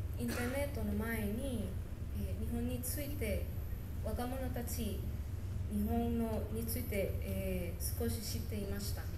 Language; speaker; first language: Japanese; non-native, learner; Spanish